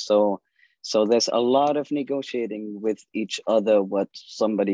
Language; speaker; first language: English; non-native, fluent; German